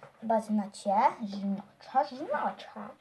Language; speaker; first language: Polish; early bilingual, heritage; Polish